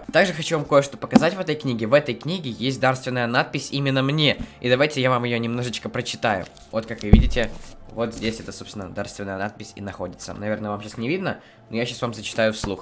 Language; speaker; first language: Russian; native; Russian